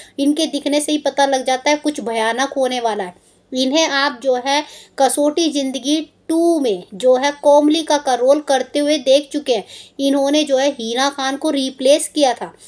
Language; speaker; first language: Hindi; native; Hindi